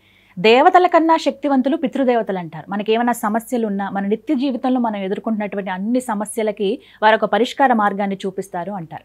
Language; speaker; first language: Telugu; native; Telugu